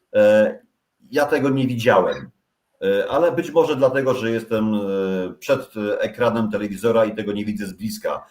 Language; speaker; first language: Polish; native; Polish